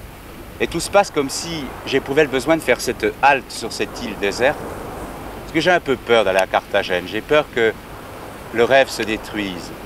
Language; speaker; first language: French; native; French